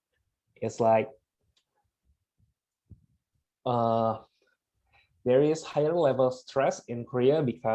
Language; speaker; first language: English; non-native, fluent; Indonesian